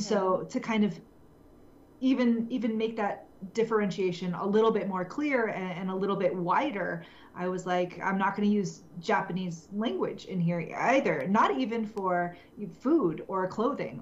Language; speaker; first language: English; native; English